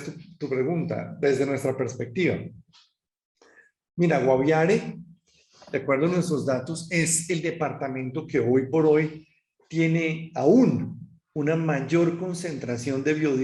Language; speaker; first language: Spanish; native; Spanish